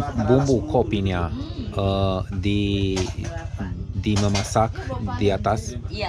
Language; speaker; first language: Indonesian; non-native, learner; Romanian